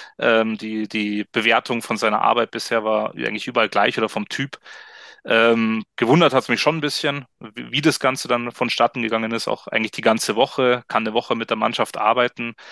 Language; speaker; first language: German; native; German